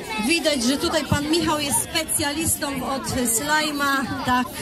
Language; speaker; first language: Polish; native; Polish